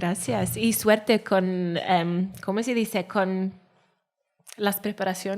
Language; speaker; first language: Spanish; non-native, learner; Welsh